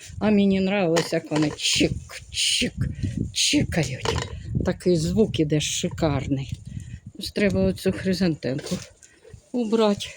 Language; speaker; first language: Ukrainian; native; Ukrainian